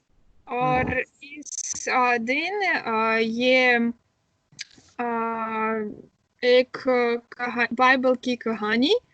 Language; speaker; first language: Hindi; non-native, learner; Russian